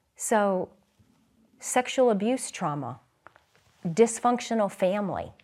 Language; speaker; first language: English; native; English